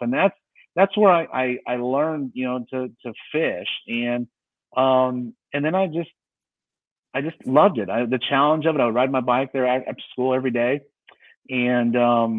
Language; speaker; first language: English; native; English